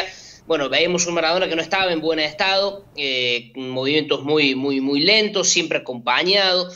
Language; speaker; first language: Spanish; native; Spanish